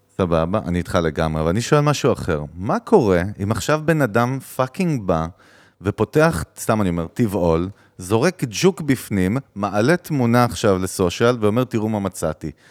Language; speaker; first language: Hebrew; native; Hebrew